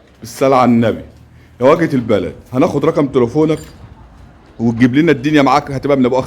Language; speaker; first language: Arabic; native; Arabic